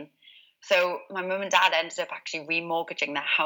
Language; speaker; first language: English; native; English